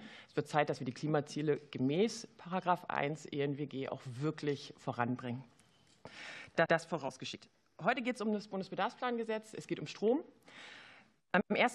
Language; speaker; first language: German; native; German